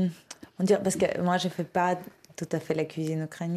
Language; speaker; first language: French; non-native, fluent; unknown